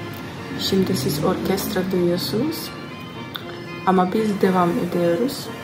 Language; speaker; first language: Turkish; non-native, learner; Ukrainian